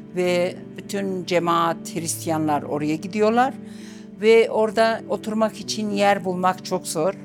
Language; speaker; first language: Turkish; non-native, local second language; Arabic